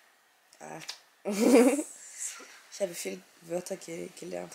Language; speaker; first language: German; non-native, learner; French